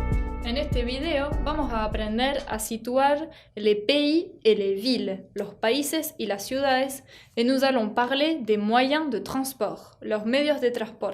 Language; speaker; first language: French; non-native, fluent; Spanish